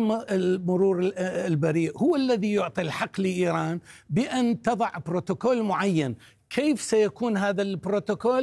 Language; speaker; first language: Arabic; native; Arabic